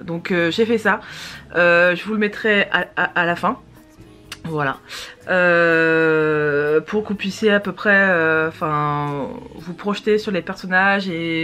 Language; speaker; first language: French; native; French